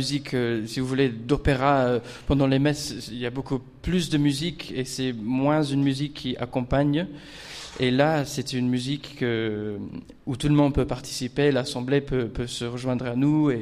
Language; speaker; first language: French; non-native, fluent; English